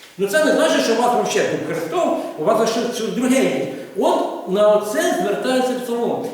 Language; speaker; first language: Ukrainian; non-native, local second language; Russian